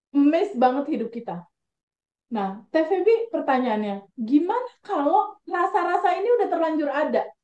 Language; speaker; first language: Indonesian; native; Indonesian